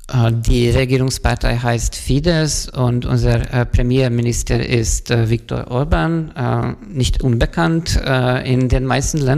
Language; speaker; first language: German; non-native, fluent; Hungarian